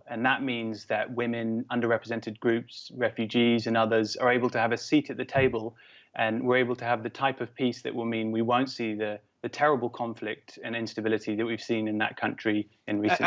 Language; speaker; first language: English; native; English